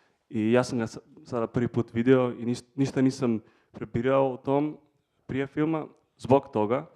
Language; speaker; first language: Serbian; early bilingual, heritage; Serbian